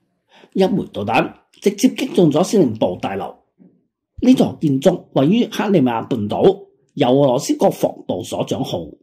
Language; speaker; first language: Chinese; non-native, local second language; Cantonese